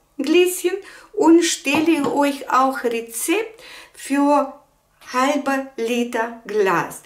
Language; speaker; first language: German; non-native, fluent; Russian